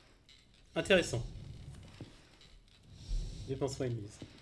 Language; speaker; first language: French; native; French